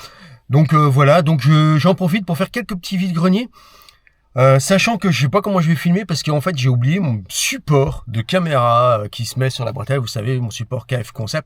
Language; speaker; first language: French; native; French